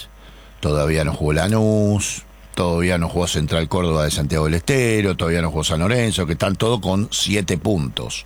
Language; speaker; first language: Spanish; native; Spanish